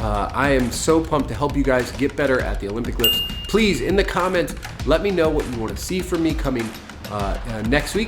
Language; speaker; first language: English; native; English